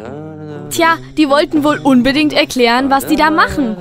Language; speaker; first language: German; native; German